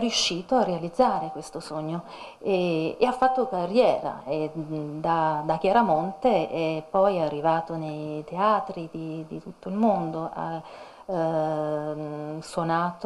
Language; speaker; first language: Italian; native; Italian